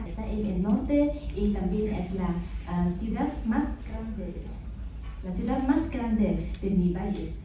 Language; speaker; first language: Spanish; non-native, learner; Vietnamese